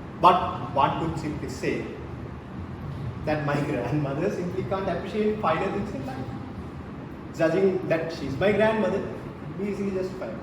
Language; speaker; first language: English; non-native, local second language; Sinhala